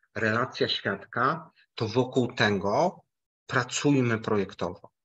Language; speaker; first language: Polish; native; Polish